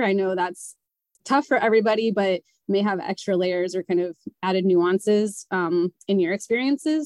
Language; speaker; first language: English; native; English